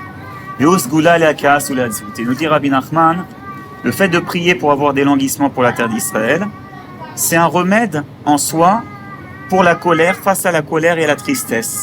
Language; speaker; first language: French; native; French